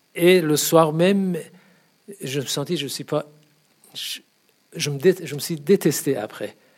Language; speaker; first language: French; non-native, fluent; Persian